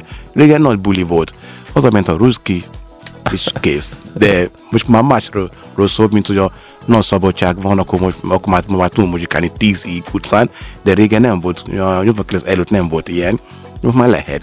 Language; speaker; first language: Hungarian; non-native, learner; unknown